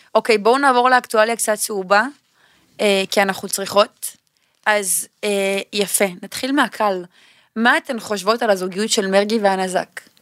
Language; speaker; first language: Hebrew; native; Hebrew